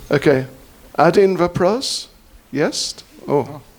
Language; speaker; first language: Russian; non-native, learner; English